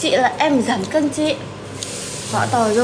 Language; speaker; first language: Vietnamese; non-native, learner; Javanese